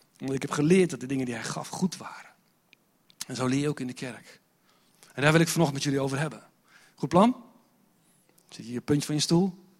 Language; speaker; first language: Dutch; non-native, fluent; English